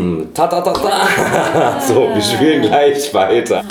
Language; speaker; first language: German; native; German